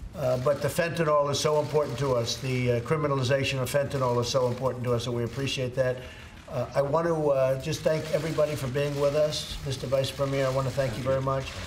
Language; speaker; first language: English; native; English